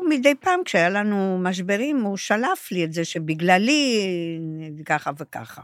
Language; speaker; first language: Hebrew; non-native, fluent; Romanian